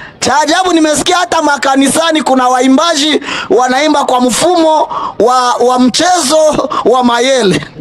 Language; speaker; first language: Swahili; native; Swahili